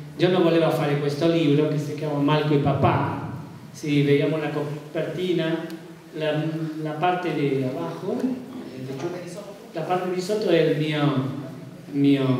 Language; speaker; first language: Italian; non-native, learner; Spanish